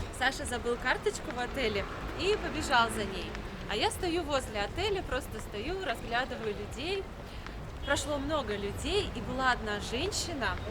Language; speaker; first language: Russian; native; Russian